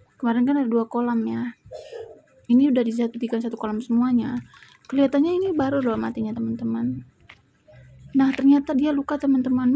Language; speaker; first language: Indonesian; native; Indonesian